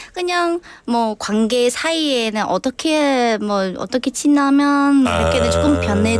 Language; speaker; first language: Korean; non-native, learner; Vietnamese